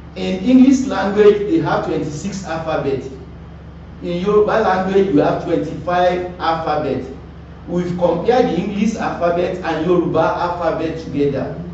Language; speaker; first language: English; non-native, local second language; Yoruba